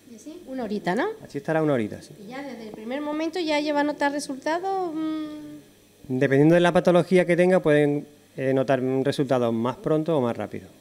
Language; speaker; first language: Spanish; native; Spanish